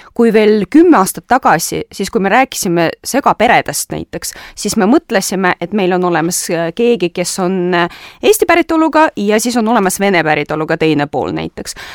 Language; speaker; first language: Estonian; non-native, local second language; Russian